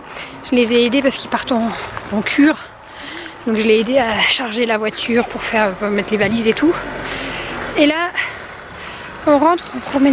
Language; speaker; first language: French; native; French